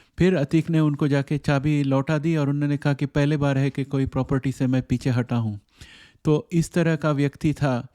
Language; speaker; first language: Hindi; native; Hindi